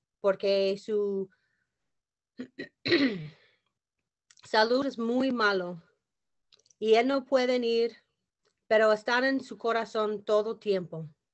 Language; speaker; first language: Spanish; non-native, learner; English